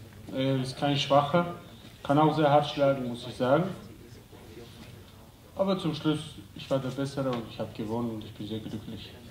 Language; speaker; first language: German; non-native, fluent; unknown